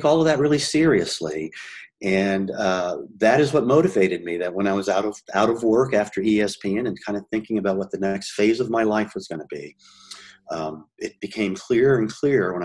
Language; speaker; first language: English; native; English